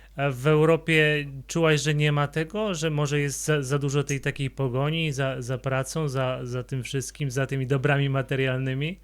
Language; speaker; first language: Polish; native; Polish